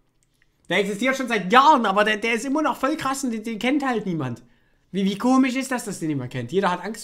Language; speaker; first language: German; native; German